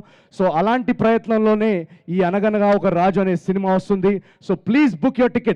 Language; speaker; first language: Telugu; native; Telugu